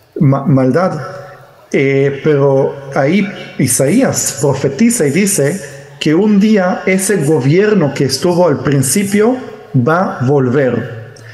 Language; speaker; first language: Spanish; early bilingual, heritage; Spanish